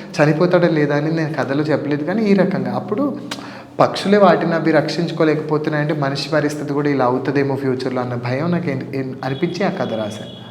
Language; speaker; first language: Telugu; non-native, local second language; Lambadi